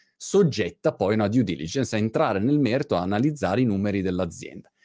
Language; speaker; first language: Italian; native; Italian